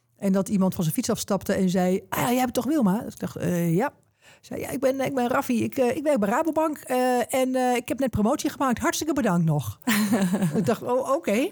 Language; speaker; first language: Dutch; native; Dutch